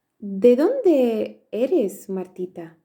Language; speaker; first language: Spanish; non-native, fluent; Polish